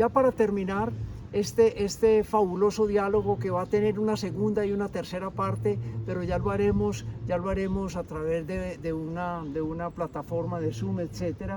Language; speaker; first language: Spanish; native; Spanish